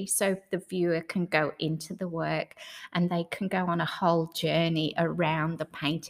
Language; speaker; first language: English; native; English